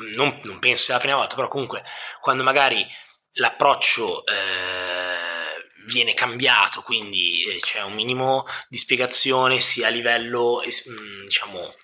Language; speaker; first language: Italian; native; Italian